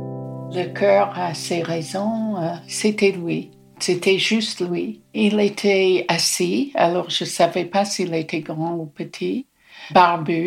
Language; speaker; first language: French; non-native, fluent; English